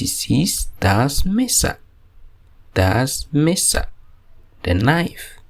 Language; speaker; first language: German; non-native, fluent; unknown